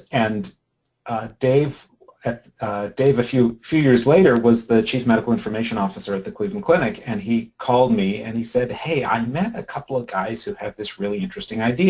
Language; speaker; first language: English; native; English